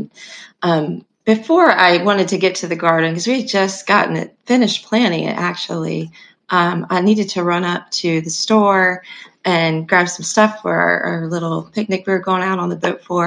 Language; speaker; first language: English; native; English